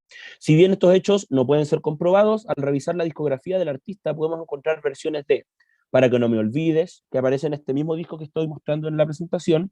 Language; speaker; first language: Spanish; native; Spanish